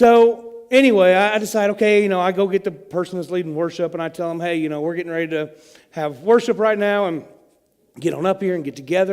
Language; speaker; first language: English; native; English